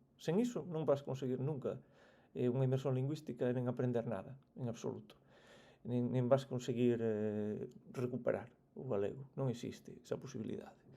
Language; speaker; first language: Galician; native; Galician